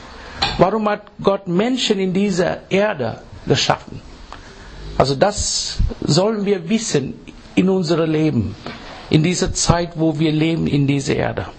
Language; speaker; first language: German; non-native, learner; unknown